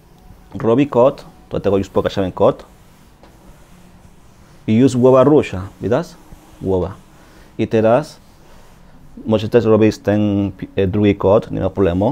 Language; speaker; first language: Polish; non-native, learner; Spanish